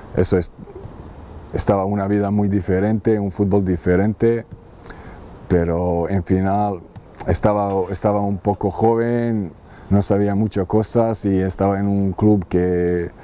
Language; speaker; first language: Spanish; non-native, learner; Serbian